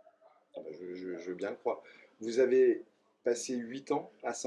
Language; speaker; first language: French; native; French